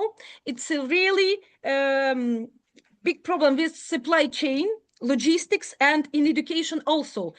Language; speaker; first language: English; non-native, learner; Ukrainian